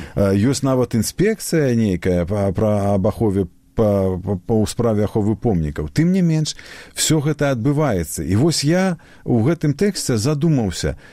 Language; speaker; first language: Belarusian; native; Belarusian